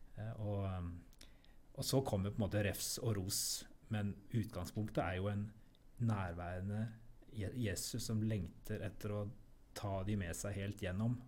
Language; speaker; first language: Norwegian; native; Norwegian